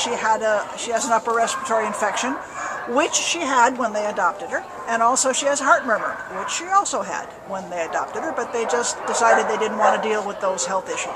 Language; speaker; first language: English; native; English